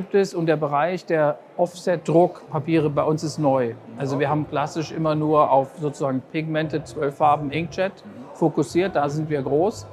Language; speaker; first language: German; native; German